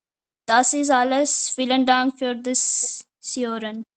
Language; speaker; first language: German; non-native, learner; Hindi